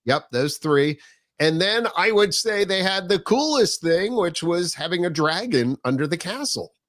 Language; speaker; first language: English; native; English